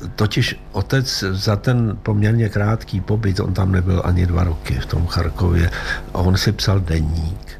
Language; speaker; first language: Czech; early bilingual, other home language; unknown